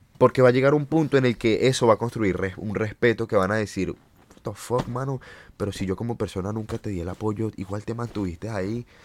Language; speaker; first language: Spanish; native; Spanish